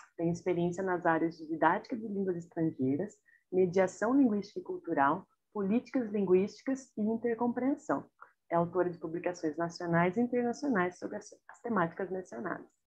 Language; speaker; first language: Portuguese; native; Portuguese